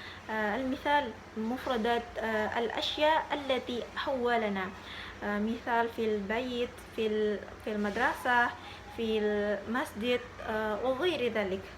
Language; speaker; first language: Arabic; non-native, learner; Indonesian